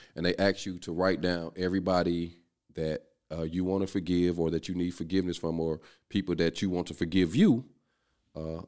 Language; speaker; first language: English; native; English